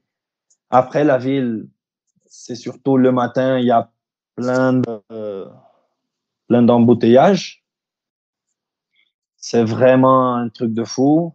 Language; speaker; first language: French; early bilingual, heritage; French